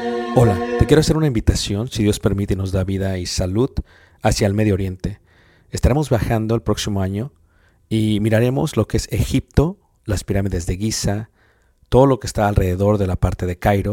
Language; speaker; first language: Spanish; native; Spanish